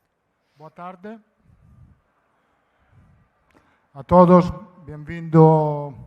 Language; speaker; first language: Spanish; non-native, fluent; Italian